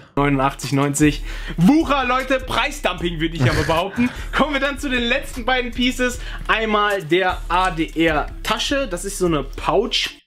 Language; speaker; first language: German; early bilingual, other home language; Portuguese